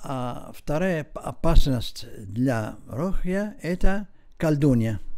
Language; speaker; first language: Russian; non-native, learner; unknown